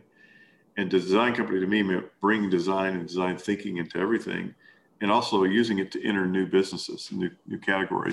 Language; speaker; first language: English; native; English